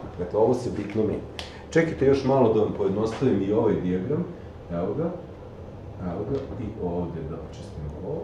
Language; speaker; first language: Serbian; native; Serbian